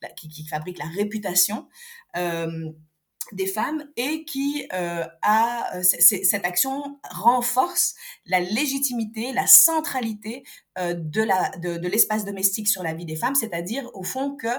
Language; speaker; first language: French; non-native, local second language; Arabic